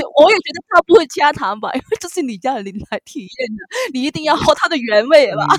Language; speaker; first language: Chinese; non-native, local second language; Cantonese